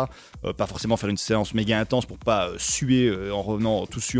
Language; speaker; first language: French; native; French